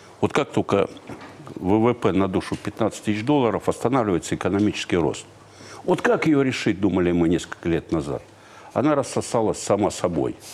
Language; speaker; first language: Russian; native; Russian